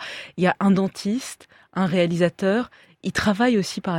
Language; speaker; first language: French; native; French